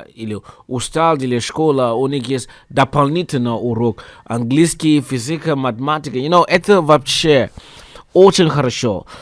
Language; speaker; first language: Russian; non-native, learner; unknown